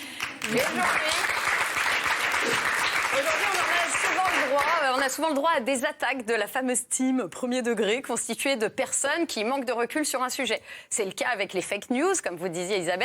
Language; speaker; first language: French; native; French